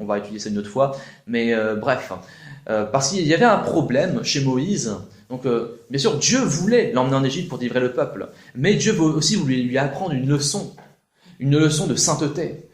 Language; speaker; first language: French; native; French